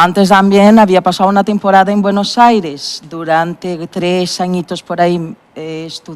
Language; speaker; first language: Spanish; non-native, fluent; Portuguese